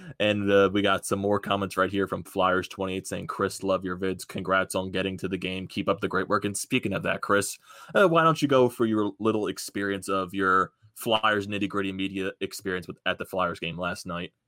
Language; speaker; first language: English; native; English